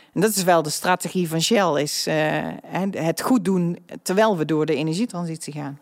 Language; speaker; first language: Dutch; native; Dutch